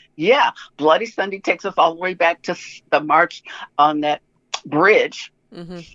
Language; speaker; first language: English; native; English